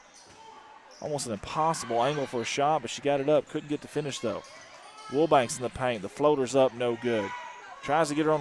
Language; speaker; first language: English; native; English